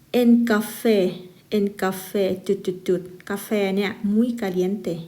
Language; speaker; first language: Spanish; non-native, fluent; Thai